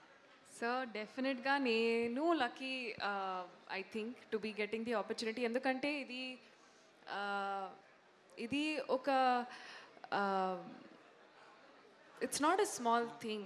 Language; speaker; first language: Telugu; non-native, learner; Hindi